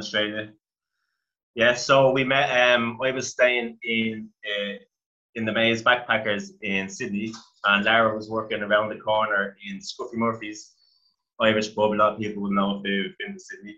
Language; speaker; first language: English; native; English